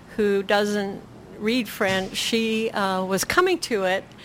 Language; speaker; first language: English; native; English